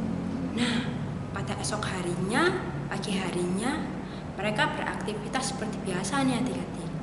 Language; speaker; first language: Indonesian; native; Indonesian